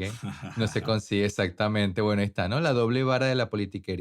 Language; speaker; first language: Spanish; native; Spanish